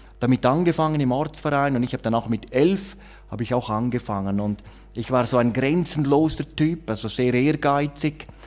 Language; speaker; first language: German; native; German